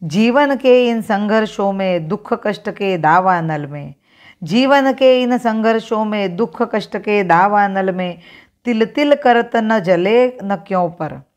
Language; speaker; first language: Hindi; non-native, local second language; Marathi